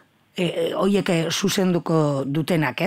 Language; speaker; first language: Basque; native; Basque